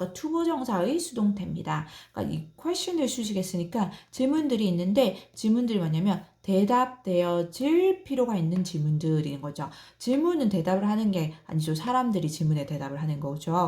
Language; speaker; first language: Korean; native; Korean